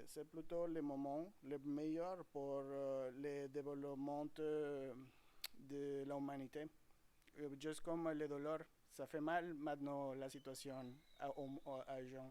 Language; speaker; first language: French; non-native, fluent; Spanish